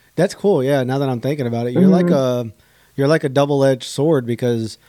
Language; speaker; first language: English; native; English